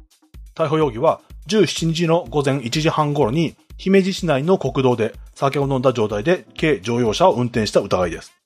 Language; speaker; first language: Japanese; native; Japanese